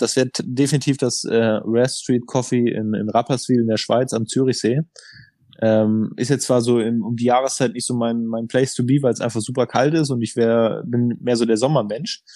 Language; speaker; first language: German; native; German